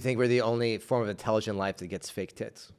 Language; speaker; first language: English; native; English